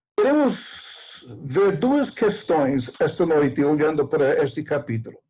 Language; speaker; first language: Portuguese; non-native, fluent; English